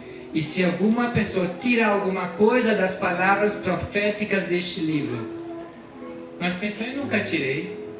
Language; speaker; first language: Portuguese; non-native, fluent; German